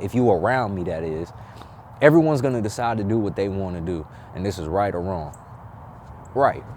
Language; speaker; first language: English; native; English